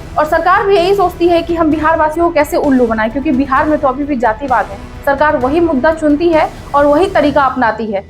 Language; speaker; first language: Hindi; native; Hindi